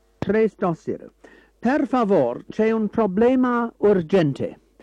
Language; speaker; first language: Italian; non-native, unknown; English